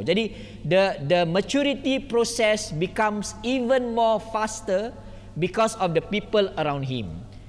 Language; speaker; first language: English; non-native, local second language; Malay